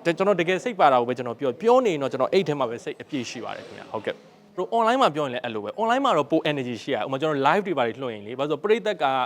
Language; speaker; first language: Burmese; native; Burmese